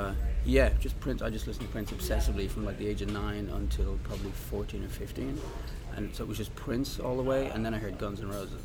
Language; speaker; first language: English; native; English